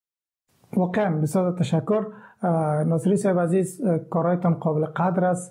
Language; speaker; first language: Persian; native; Persian